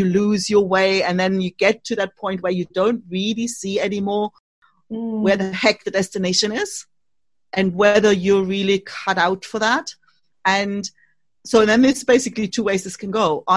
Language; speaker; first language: English; non-native, fluent; German